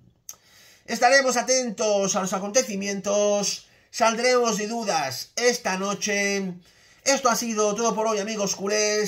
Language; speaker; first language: Spanish; native; Spanish